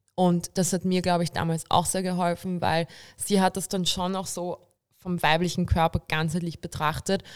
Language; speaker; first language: German; early bilingual, other home language; Bulgarian